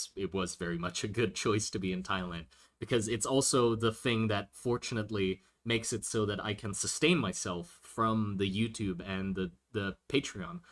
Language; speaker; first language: English; early bilingual, other home language; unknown